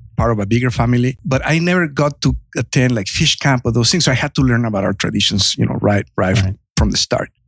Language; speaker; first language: English; non-native, fluent; Spanish